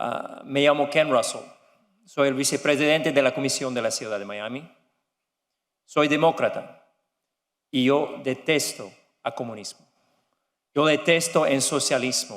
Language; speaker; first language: Spanish; non-native, learner; English